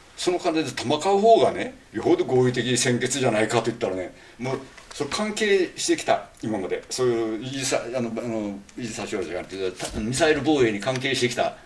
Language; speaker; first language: Japanese; native; Japanese